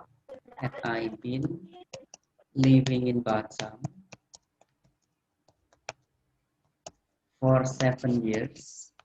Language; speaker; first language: English; non-native, fluent; Indonesian